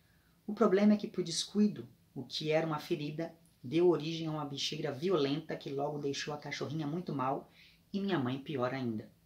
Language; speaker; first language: Portuguese; native; Portuguese